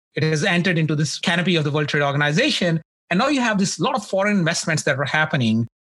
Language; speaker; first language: English; non-native, local second language; Punjabi